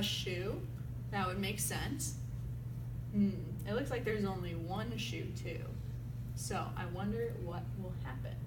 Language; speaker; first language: English; native; English